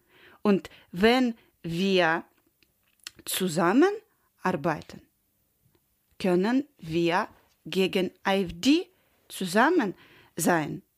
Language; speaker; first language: German; non-native, learner; Ukrainian